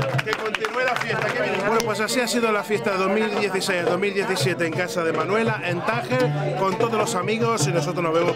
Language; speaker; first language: Spanish; native; Spanish